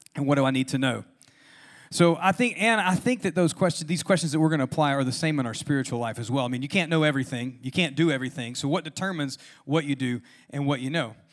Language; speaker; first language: English; native; English